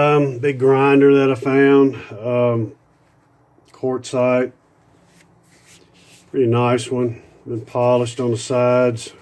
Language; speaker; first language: English; native; English